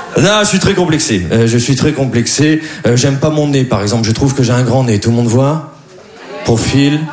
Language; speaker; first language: French; native; French